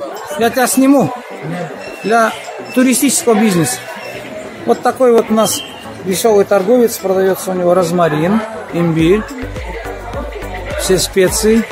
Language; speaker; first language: Russian; native; Russian